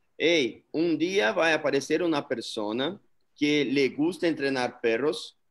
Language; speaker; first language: Spanish; non-native, learner; Portuguese